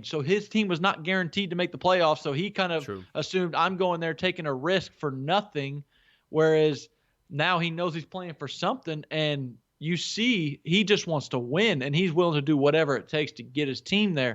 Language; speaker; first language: English; native; English